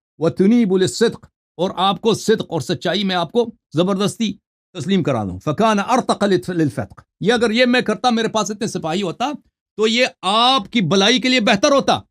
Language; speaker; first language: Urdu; non-native, fluent; Persian